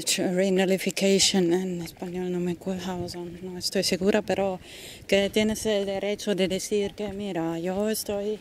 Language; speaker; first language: Spanish; non-native, fluent; German